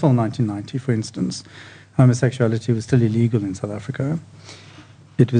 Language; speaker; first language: English; native; English